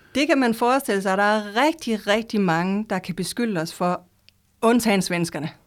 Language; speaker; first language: Danish; native; Danish